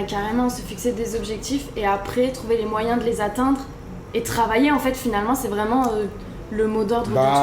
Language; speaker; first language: French; native; French